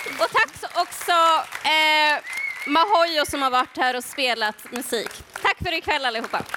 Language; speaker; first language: Swedish; early bilingual, other home language; Spanish